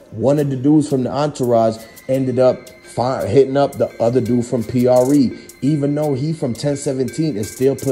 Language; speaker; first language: English; native; English